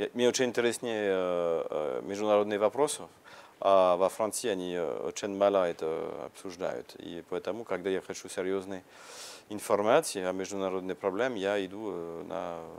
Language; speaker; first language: Russian; non-native, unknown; French